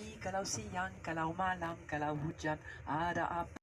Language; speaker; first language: Indonesian; non-native, fluent; French